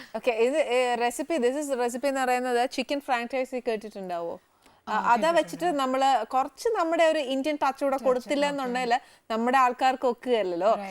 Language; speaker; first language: Malayalam; native; Malayalam